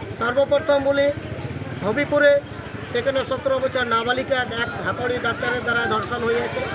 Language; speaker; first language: Bangla; non-native, local second language; Santali